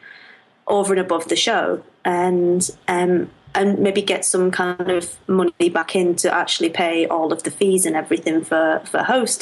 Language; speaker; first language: English; native; English